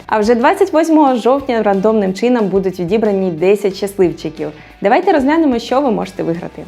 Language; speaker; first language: Ukrainian; native; Ukrainian